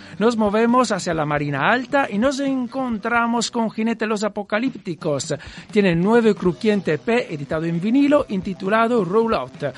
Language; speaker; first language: Spanish; native; Spanish